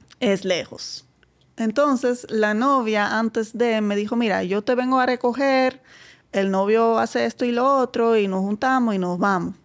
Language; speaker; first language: Spanish; non-native, fluent; Dutch